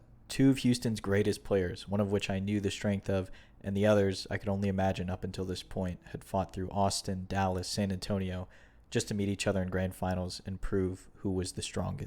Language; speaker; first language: English; native; English